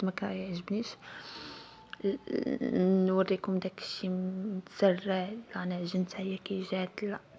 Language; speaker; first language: Arabic; native; Arabic